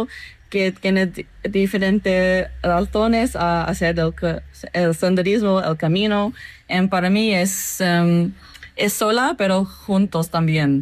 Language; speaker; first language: Spanish; non-native, learner; English